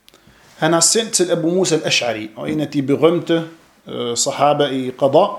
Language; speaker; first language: Danish; non-native, fluent; Arabic